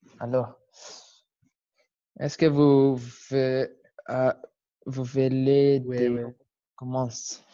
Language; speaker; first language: French; non-native, learner; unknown